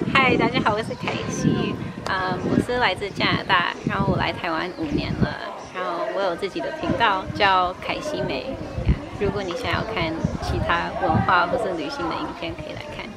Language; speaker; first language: Chinese; non-native, fluent; English